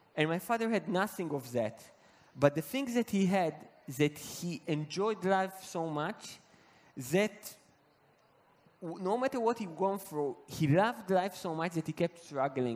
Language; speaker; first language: English; non-native, fluent; Hebrew